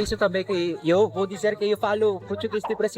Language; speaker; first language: Portuguese; non-native, fluent; Filipino